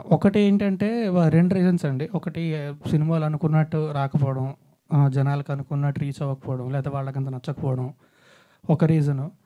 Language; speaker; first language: Telugu; native; Telugu